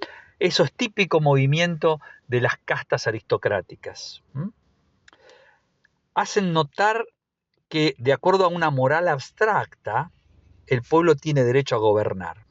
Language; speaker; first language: Spanish; native; Spanish